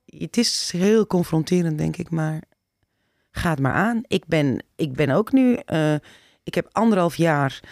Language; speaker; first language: Dutch; early bilingual, other home language; Turkish